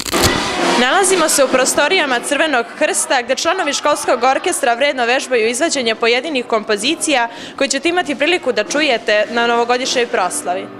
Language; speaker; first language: Bosnian; native; Bosnian